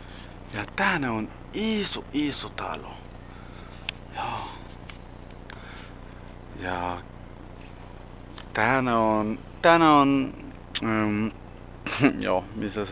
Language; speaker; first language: Finnish; non-native, learner; Danish